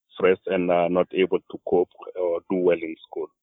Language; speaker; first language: English; non-native, fluent; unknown